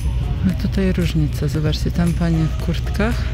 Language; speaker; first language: Polish; native; Polish